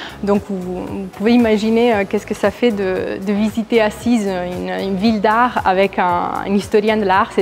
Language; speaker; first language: French; non-native, fluent; Italian